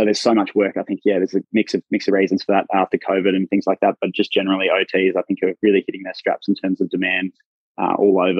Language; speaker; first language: English; native; English